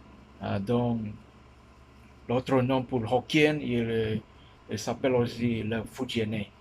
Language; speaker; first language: French; non-native, learner; Min Nan Chinese